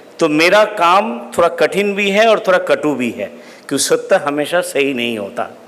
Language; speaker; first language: Hindi; non-native, local second language; Bangla